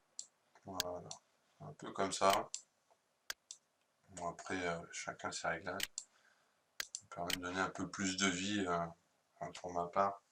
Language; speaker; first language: French; native; French